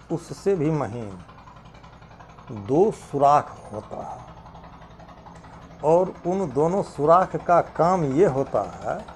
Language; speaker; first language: Hindi; non-native, local second language; Maithili